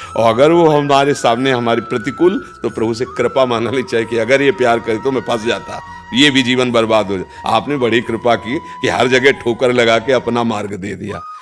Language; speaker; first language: Hindi; native; Hindi